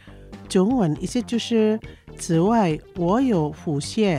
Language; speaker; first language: Chinese; non-native, local second language; Indonesian